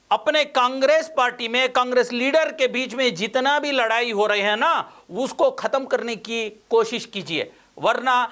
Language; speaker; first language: Hindi; non-native, local second language; Kannada